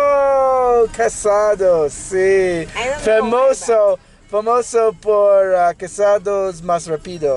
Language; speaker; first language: Spanish; non-native, learner; English